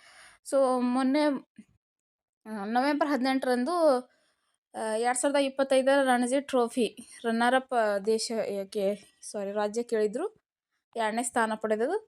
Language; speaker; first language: Kannada; native; Kannada